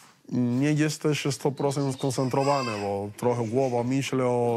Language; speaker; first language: Polish; non-native, learner; Spanish